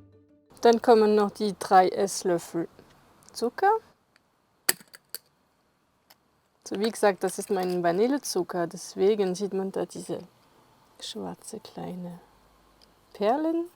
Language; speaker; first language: German; non-native, fluent; French